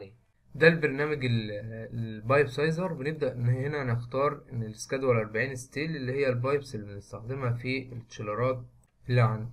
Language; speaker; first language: Arabic; native; Arabic